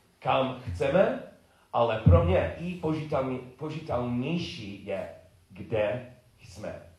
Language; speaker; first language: Czech; non-native, learner; English